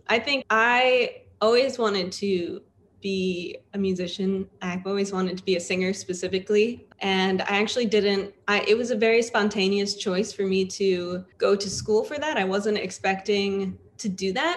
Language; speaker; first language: English; native; English